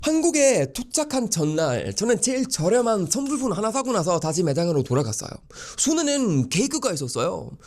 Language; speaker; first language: Korean; non-native, fluent; Swedish